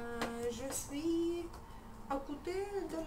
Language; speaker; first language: French; non-native, learner; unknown